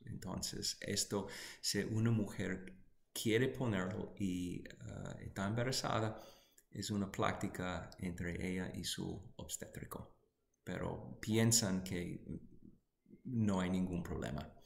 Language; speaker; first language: Spanish; non-native, fluent; English